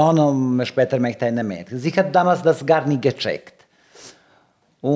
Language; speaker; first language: German; non-native, learner; Serbian